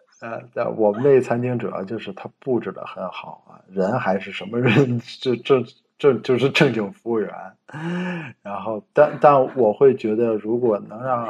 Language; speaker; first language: Chinese; native; Chinese